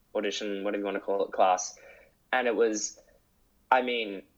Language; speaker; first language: English; native; English